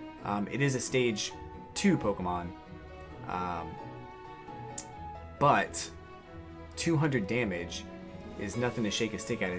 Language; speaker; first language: English; native; English